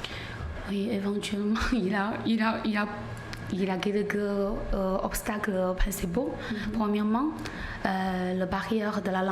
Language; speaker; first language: French; non-native, learner; Chinese